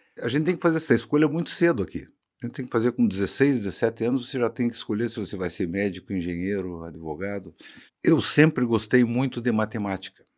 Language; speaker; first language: Portuguese; native; Portuguese